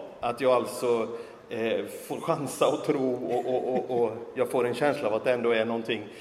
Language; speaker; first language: Swedish; native; Swedish